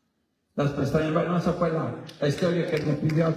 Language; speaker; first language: Spanish; native; Spanish